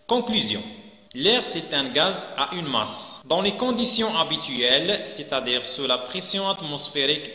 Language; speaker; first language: French; non-native, local second language; Arabic